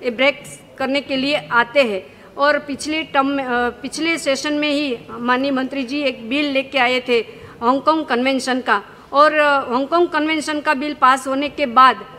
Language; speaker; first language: Hindi; non-native, local second language; Gujarati